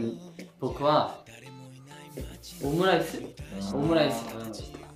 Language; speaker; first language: Japanese; non-native, learner; Korean